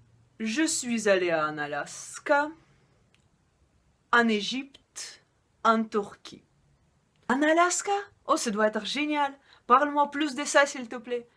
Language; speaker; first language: French; non-native, fluent; Russian